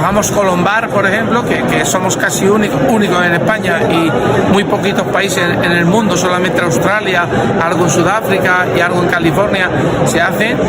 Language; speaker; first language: Spanish; native; Spanish